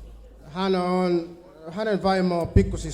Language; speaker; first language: Finnish; early bilingual, other home language; Swahili